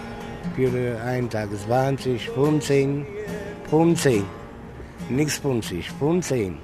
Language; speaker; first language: German; non-native, learner; Romanian